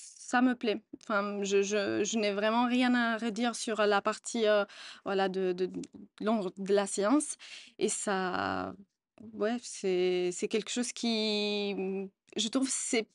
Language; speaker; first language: French; non-native, fluent; Italian